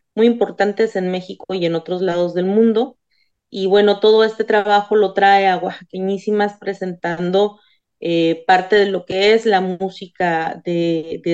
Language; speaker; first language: Spanish; non-native, local second language; Zapotec